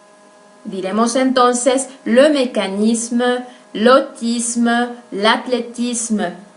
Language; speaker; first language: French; non-native, fluent; Spanish